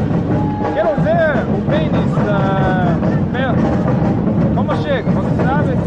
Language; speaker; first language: Portuguese; non-native, learner; English